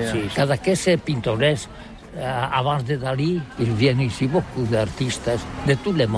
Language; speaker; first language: French; non-native, learner; Catalan